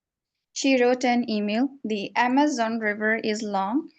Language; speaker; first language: English; non-native, learner; Urdu